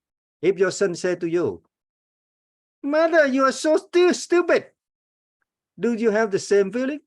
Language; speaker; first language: English; non-native, fluent; Vietnamese